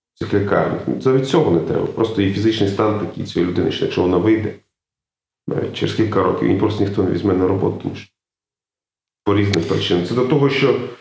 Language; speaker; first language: Ukrainian; native; Ukrainian